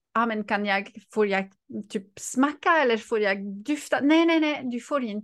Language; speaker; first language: Swedish; non-native, fluent; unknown